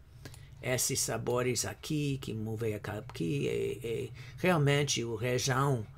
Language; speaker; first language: Portuguese; non-native, fluent; English